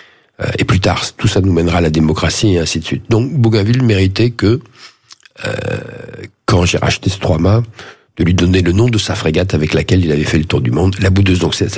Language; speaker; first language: French; native; French